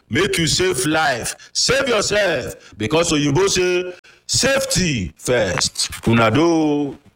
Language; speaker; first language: Nigerian Pidgin; native; Nigerian Pidgin